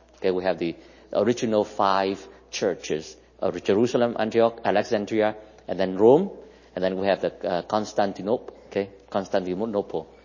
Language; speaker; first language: English; non-native, fluent; Vietnamese